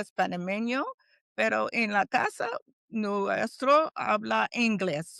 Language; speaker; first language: Spanish; non-native, learner; English